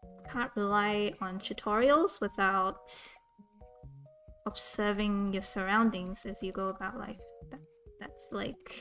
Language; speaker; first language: English; non-native, local second language; Cantonese